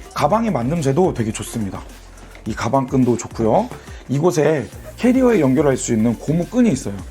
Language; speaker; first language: Korean; native; Korean